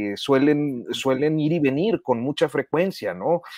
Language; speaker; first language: Spanish; native; Spanish